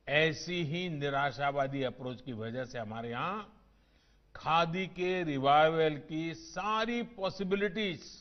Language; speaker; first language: Hindi; non-native, local second language; Gujarati